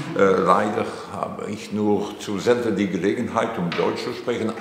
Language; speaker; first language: German; non-native, fluent; French